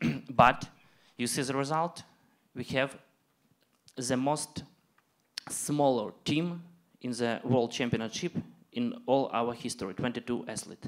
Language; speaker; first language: English; non-native, learner; Ukrainian